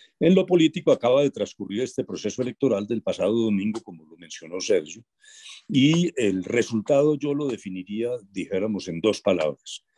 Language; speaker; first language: Spanish; native; Spanish